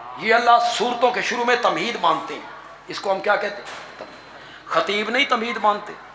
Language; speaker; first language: Urdu; non-native, local second language; Punjabi